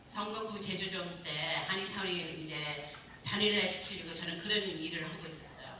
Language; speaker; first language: Korean; early bilingual, other home language; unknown